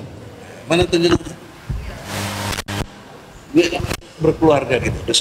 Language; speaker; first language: Indonesian; native; Indonesian